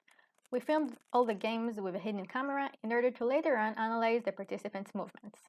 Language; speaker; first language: English; non-native, fluent; Hebrew